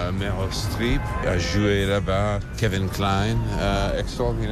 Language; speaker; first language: French; non-native, fluent; English